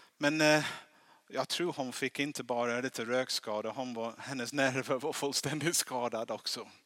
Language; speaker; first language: Swedish; non-native, fluent; English